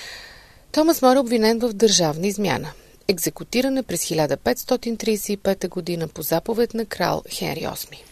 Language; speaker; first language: Bulgarian; native; Bulgarian